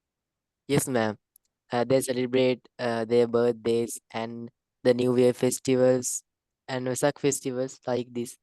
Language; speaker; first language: English; non-native, learner; Sinhala